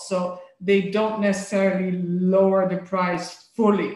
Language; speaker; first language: English; non-native, fluent; French